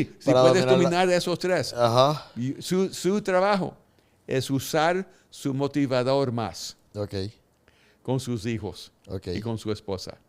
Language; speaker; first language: Spanish; early bilingual, heritage; Spanish